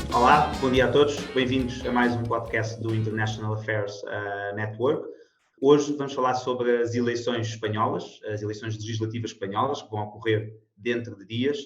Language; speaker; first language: Portuguese; native; Portuguese